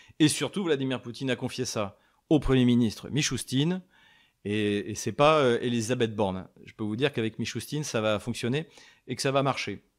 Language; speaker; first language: French; native; French